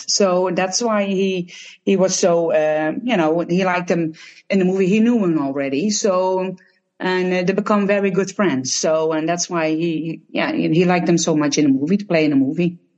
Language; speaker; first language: English; non-native, fluent; Dutch